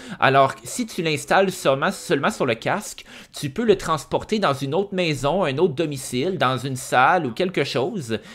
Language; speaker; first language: French; native; French